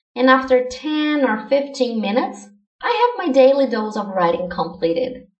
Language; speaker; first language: English; non-native, fluent; Portuguese